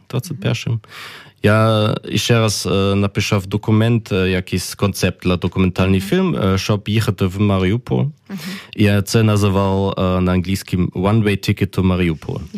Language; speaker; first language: Ukrainian; early bilingual, heritage; Ukrainian